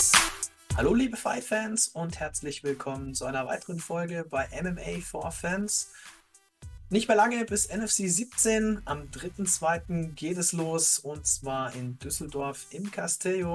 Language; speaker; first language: German; native; German